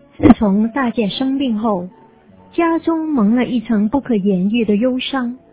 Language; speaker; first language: Chinese; native; Chinese